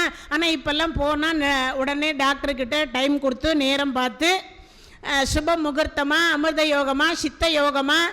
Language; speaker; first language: Tamil; native; Tamil